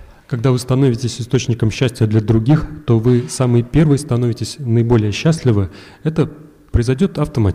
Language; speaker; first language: Russian; native; Russian